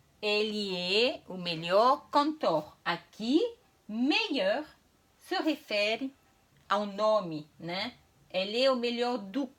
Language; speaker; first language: Portuguese; non-native, fluent; French